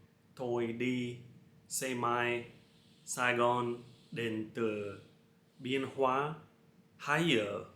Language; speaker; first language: Vietnamese; non-native, learner; English